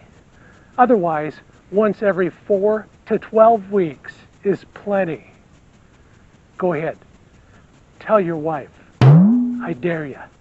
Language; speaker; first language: English; native; English